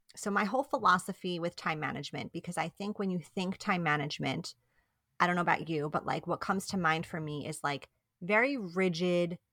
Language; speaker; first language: English; early bilingual, other home language; Italian